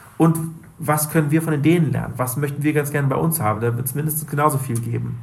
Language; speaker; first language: German; native; German